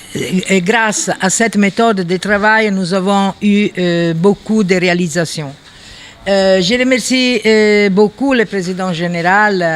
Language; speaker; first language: French; non-native, fluent; Italian